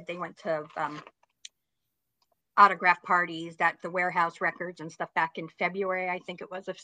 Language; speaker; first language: English; native; English